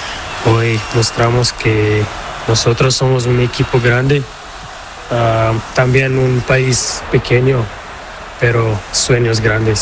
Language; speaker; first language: Spanish; non-native, learner; Portuguese